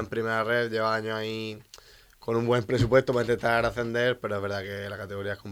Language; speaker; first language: Spanish; native; Spanish